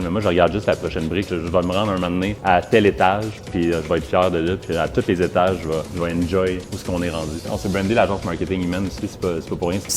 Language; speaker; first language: French; native; French